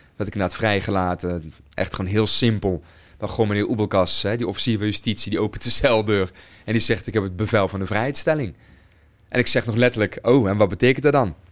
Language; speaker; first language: Dutch; native; Dutch